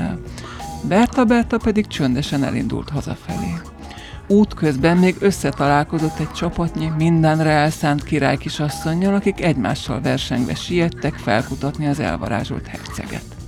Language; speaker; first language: Hungarian; native; Hungarian